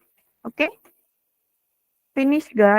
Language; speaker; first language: English; non-native, fluent; Indonesian